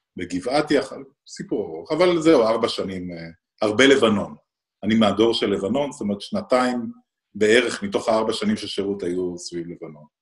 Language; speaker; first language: Hebrew; native; Hebrew